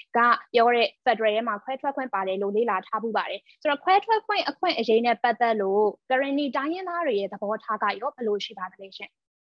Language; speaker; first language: Burmese; native; Burmese